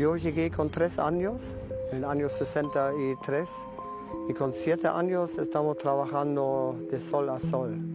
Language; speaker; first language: Spanish; non-native, local second language; German